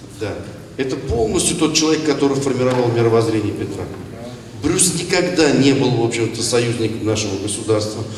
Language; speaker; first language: Russian; non-native, local second language; Tatar